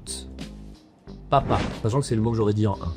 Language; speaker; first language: French; native; French